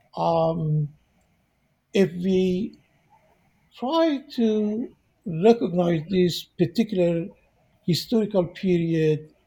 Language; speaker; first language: English; non-native, fluent; Persian